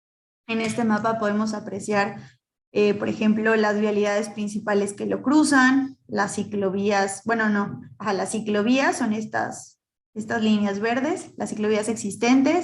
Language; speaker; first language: Spanish; native; Spanish